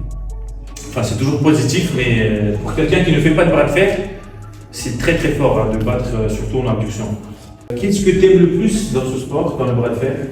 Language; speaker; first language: French; native; French